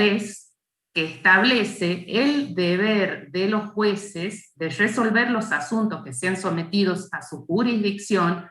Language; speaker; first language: Spanish; native; Spanish